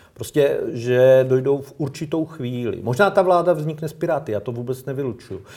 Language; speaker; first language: Czech; native; Czech